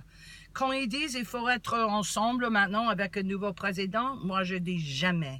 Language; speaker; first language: French; non-native, learner; English